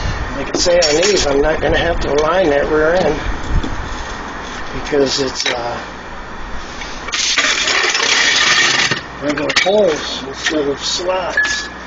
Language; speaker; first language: English; native; English